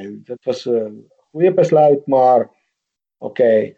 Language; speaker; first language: Dutch; non-native, fluent; Finnish